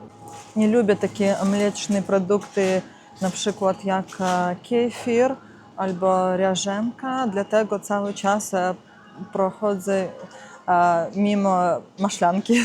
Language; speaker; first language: Polish; non-native, learner; Ukrainian